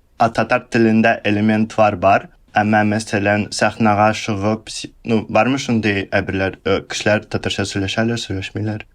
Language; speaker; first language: Tatar; early bilingual, heritage; Russian